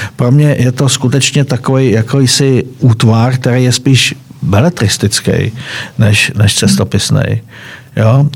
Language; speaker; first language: Czech; native; Czech